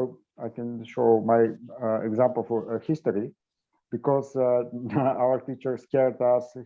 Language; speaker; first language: English; non-native, learner; Bulgarian